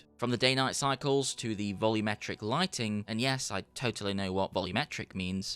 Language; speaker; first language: English; native; English